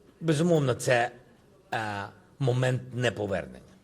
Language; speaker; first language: Ukrainian; non-native, local second language; Russian